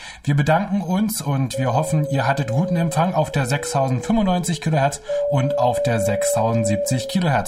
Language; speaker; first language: German; native; German